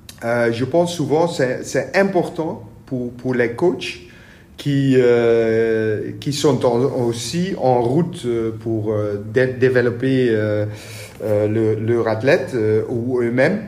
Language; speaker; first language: French; non-native, learner; Dutch